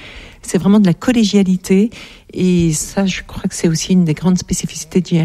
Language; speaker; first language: French; native; French